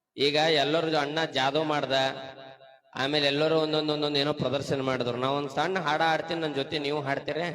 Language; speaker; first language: Kannada; native; Kannada